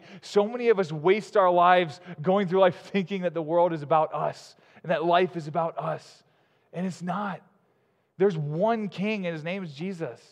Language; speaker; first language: English; native; English